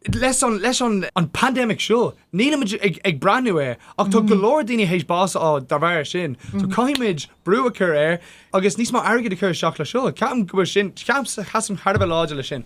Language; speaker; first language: Irish; non-native, local second language; English